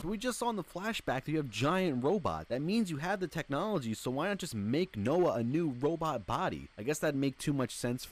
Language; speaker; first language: English; native; English